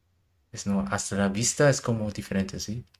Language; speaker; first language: Spanish; non-native, learner; German